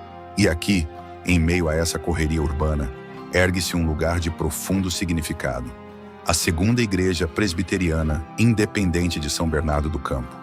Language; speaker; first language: Portuguese; native; Portuguese